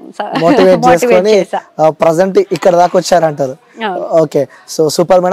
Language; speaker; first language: Telugu; native; Telugu